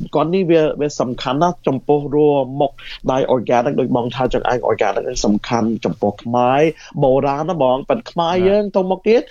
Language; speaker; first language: Khmer; early bilingual, heritage; Khmer